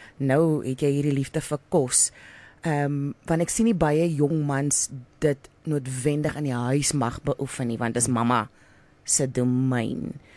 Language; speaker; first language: Afrikaans; native; Afrikaans